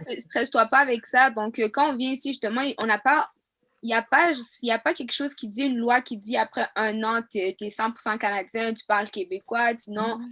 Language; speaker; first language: French; native; French